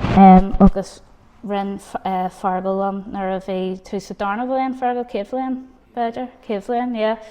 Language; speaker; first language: Irish; non-native, local second language; English